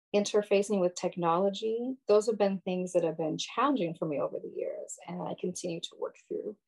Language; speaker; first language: English; early bilingual, other home language; Yoruba